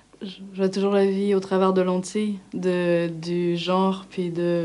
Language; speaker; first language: French; native; French